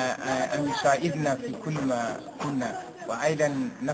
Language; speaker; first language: Arabic; non-native, learner; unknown